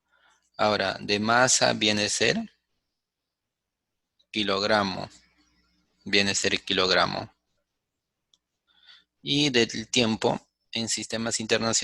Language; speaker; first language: Spanish; native; Spanish